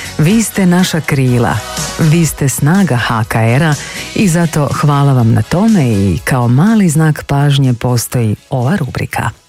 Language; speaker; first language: Croatian; native; Croatian